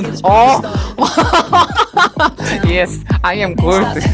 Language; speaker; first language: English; non-native, learner; Korean